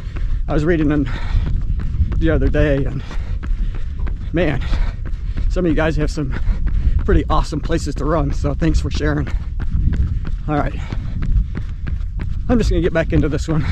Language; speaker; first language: English; native; English